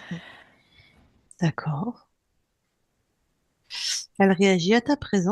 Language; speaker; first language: French; native; French